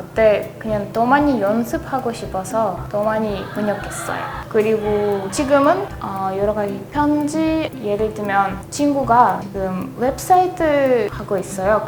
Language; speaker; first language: Korean; non-native, learner; Russian